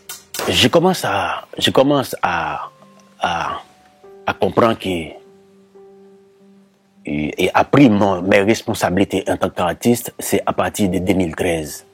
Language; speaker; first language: French; non-native, local second language; Haitian Creole